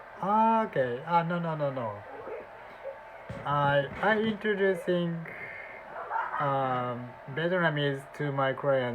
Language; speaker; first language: English; non-native, learner; Japanese